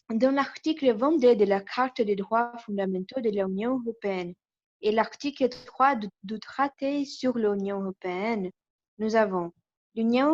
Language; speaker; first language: French; non-native, learner; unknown